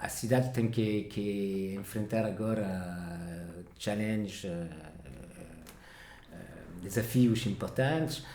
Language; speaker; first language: Portuguese; non-native, fluent; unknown